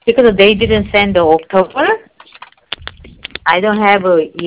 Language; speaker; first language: English; non-native, learner; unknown